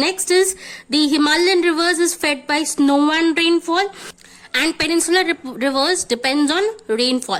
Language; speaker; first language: English; non-native, local second language; Hindi